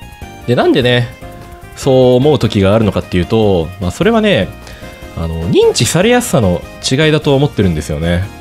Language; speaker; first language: Japanese; native; Japanese